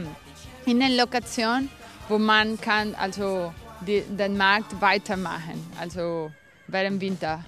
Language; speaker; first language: German; non-native, fluent; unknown